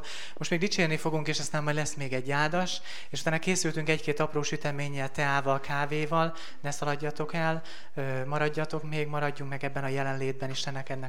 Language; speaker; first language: Hungarian; native; Hungarian